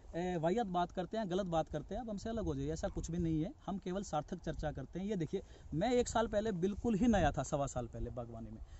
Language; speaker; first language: Hindi; native; Hindi